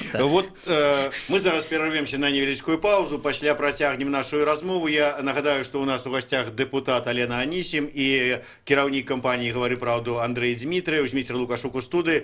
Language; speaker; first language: Belarusian; native; Belarusian